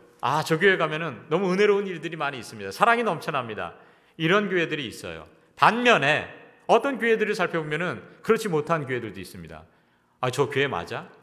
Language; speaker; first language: Korean; native; Korean